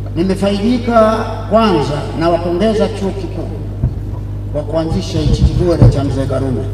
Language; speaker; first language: Swahili; native; Swahili